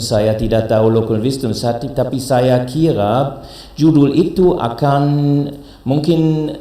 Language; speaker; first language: Indonesian; non-native, learner; German